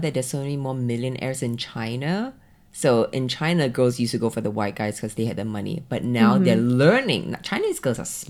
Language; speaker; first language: English; native; English